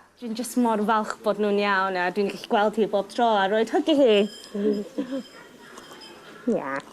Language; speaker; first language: Welsh; non-native, local second language; English